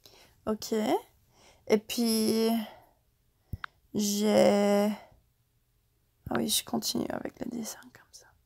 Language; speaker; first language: French; non-native, fluent; English